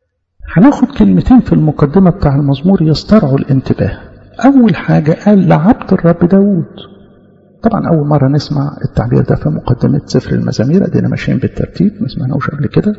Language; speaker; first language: Arabic; native; Arabic